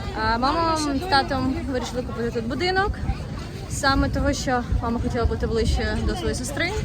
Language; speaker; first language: Ukrainian; non-native, local second language; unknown